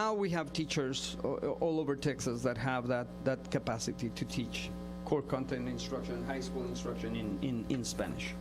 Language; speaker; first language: English; non-native, fluent; Spanish